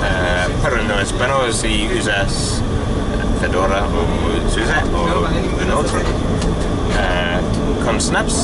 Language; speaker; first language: Spanish; non-native, learner; English